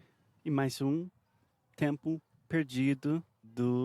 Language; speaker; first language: Portuguese; non-native, fluent; English